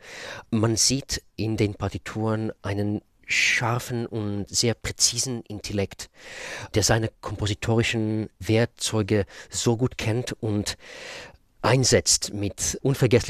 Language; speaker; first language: German; non-native, fluent; Russian